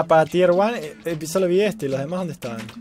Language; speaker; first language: Spanish; native; Spanish